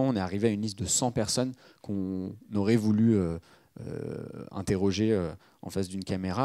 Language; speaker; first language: French; native; French